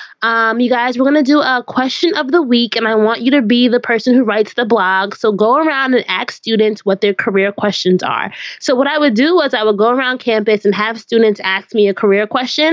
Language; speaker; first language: English; native; English